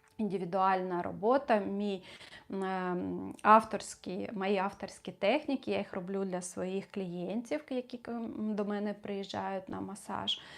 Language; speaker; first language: Ukrainian; non-native, local second language; Russian